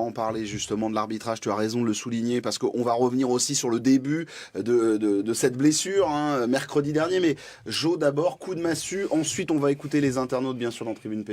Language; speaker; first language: French; native; French